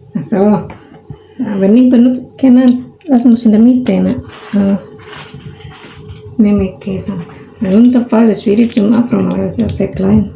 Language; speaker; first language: German; non-native, learner; Indonesian